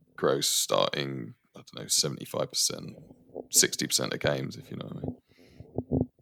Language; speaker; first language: English; native; English